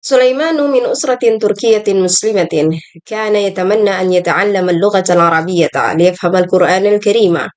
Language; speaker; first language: Arabic; non-native, fluent; Indonesian